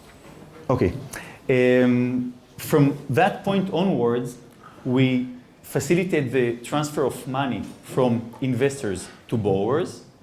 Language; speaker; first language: English; non-native, fluent; Hebrew